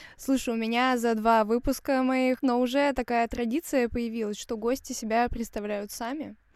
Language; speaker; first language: Russian; native; Russian